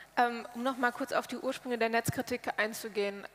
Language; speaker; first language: German; native; German